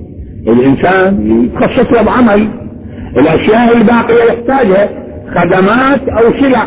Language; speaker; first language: Arabic; native; Arabic